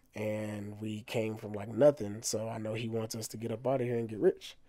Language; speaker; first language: English; native; English